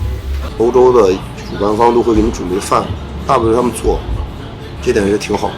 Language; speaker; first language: Chinese; native; Chinese